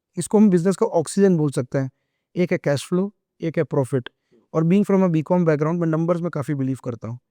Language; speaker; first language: Hindi; non-native, local second language; Gujarati